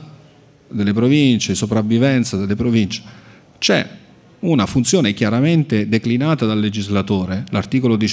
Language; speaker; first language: Italian; native; Italian